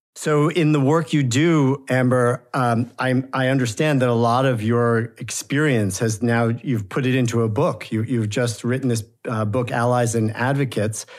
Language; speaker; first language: English; native; English